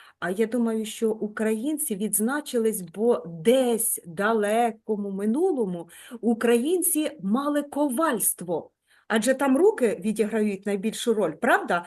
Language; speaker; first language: Ukrainian; native; Ukrainian